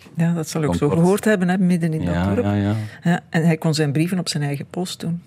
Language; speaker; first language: Dutch; native; Dutch